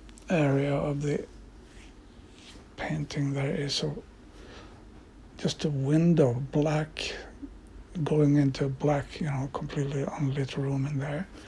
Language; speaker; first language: English; non-native, fluent; Swedish